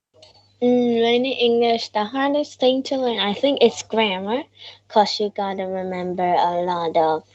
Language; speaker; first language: English; non-native, learner; Vietnamese